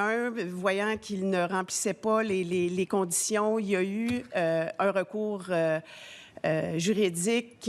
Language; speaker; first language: French; native; French